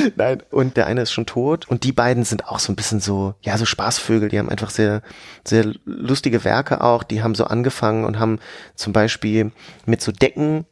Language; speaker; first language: German; native; German